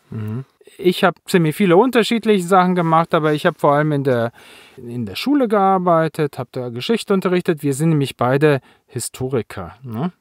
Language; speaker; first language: German; native; German